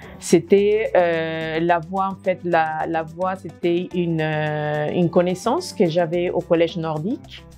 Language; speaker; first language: French; non-native, fluent; Spanish